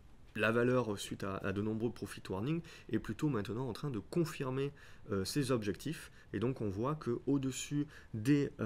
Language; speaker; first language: French; native; French